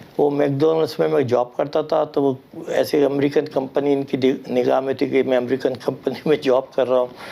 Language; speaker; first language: Urdu; native; Urdu